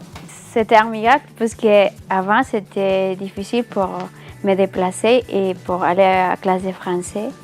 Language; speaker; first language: French; non-native, learner; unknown